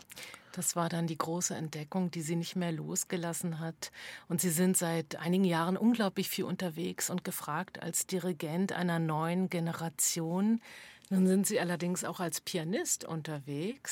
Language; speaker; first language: German; native; German